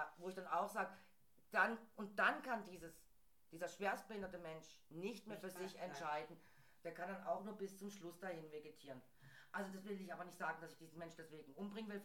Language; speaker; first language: German; native; German